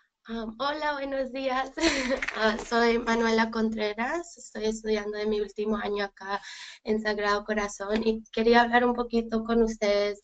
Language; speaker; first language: Spanish; early bilingual, heritage; Spanish